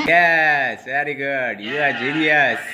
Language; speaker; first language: English; non-native, learner; Urdu